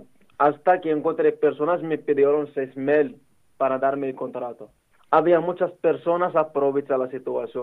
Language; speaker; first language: Spanish; non-native, learner; Arabic